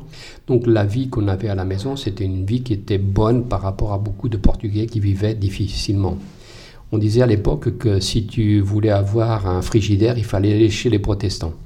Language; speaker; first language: French; non-native, fluent; Portuguese